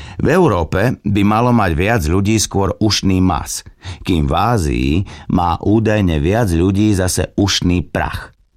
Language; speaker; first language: Slovak; native; Slovak